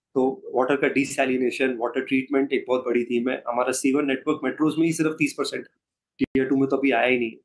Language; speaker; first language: Hindi; native; Hindi